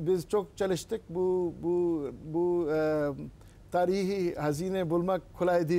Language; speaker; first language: Turkish; non-native, learner; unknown